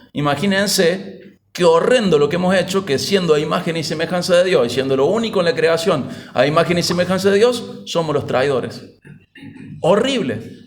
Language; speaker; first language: Spanish; native; Spanish